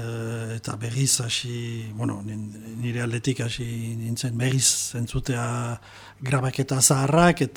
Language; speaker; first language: Basque; non-native, local second language; French